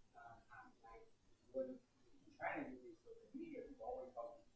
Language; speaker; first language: English; native; English